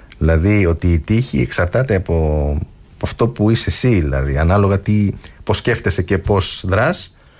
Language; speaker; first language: Greek; native; Greek